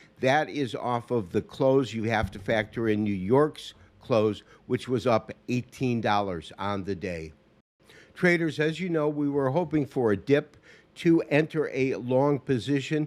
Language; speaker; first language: English; native; English